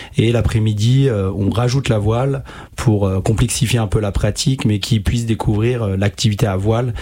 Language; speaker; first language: French; native; French